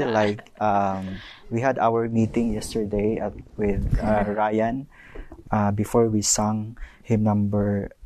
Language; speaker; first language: English; non-native, local second language; Cebuano